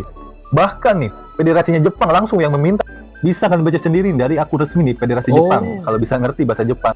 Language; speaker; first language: Indonesian; native; Indonesian